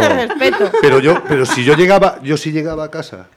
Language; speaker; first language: Spanish; native; Spanish